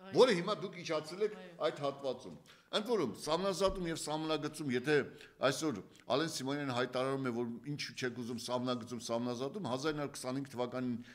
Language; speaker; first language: Armenian; native; Armenian